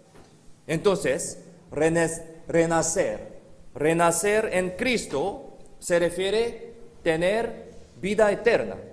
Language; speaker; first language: Spanish; non-native, learner; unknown